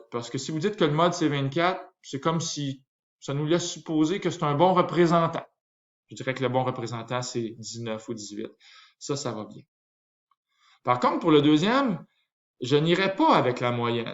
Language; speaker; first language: French; native; French